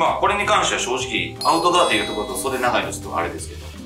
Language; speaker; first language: Japanese; native; Japanese